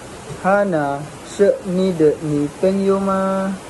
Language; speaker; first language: Chinese; non-native, learner; Malay